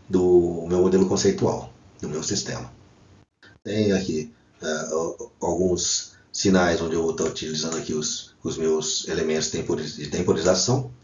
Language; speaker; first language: Portuguese; native; Portuguese